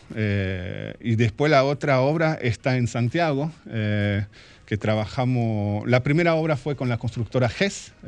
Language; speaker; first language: Spanish; early bilingual, heritage; Spanish